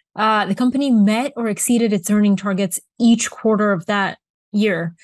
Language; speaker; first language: English; early bilingual, other home language; Bulgarian